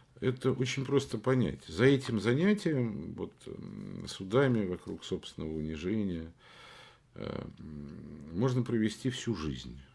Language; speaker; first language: Russian; native; Russian